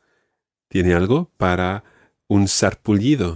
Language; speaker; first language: Spanish; non-native, fluent; English